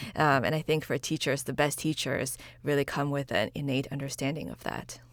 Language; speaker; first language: English; early bilingual, other home language; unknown